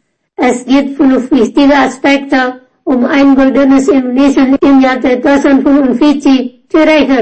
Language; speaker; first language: German; non-native, fluent; Indonesian